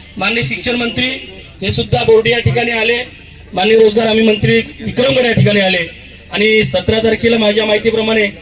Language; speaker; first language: Marathi; native; Marathi